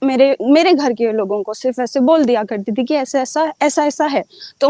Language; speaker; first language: Hindi; native; Hindi